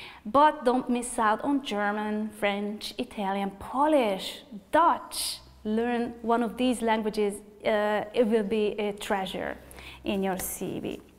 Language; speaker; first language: English; non-native, fluent; Hungarian